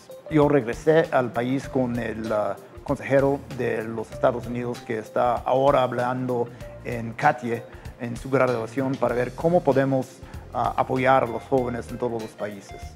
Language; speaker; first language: Spanish; non-native, fluent; English